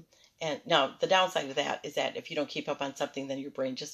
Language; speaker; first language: English; early bilingual, other home language; Spanish